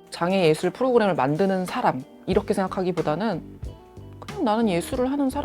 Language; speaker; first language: Korean; native; Korean